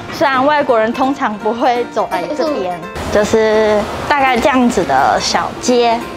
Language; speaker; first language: Chinese; native; Chinese